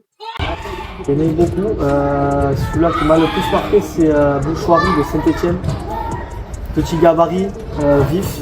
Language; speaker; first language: French; native; French